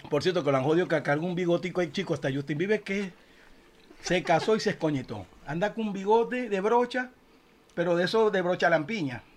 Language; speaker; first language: Spanish; native; Spanish